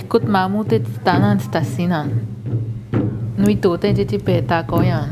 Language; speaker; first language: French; non-native, local second language; Innu-aimun